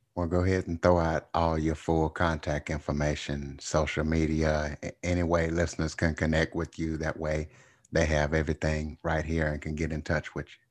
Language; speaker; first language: English; native; English